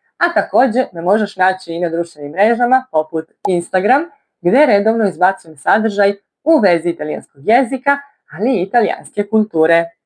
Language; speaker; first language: Bosnian; early bilingual, heritage; Bosnian